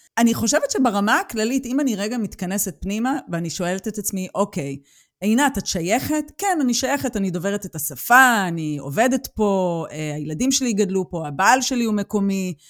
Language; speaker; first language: Hebrew; native; Hebrew